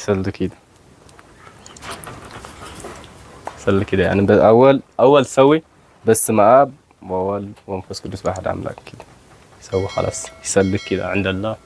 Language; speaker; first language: Arabic; non-native, learner; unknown